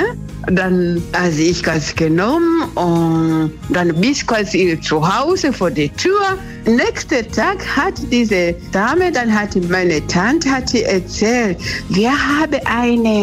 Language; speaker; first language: German; non-native, learner; Swahili